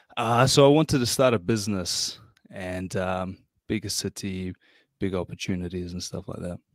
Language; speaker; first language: English; native; English